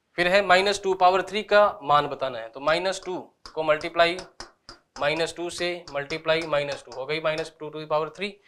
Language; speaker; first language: Hindi; native; Hindi